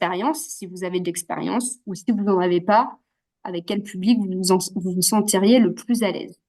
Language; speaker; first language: French; native; French